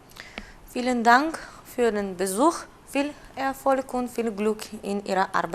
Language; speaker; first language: German; non-native, fluent; Macedonian